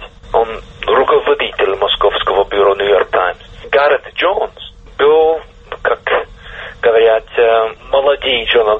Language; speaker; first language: Russian; non-native, fluent; English